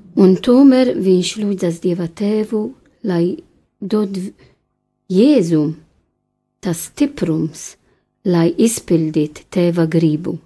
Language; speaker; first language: Latvian; non-native, fluent; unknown